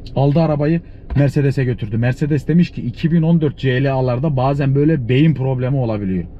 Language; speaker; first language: Turkish; native; Turkish